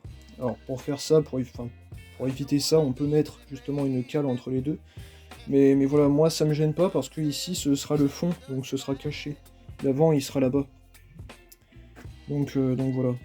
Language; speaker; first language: French; native; French